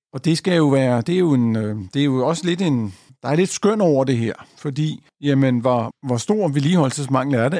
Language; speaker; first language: Danish; native; Danish